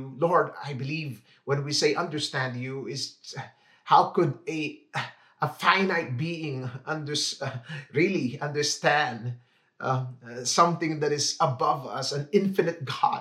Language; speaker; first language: English; non-native, local second language; Filipino